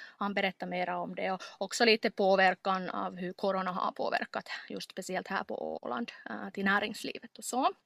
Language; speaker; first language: Swedish; non-native, local second language; Finnish